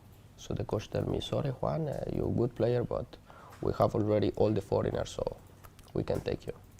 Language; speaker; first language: English; non-native, learner; Spanish